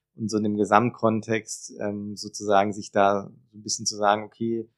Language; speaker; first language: German; native; German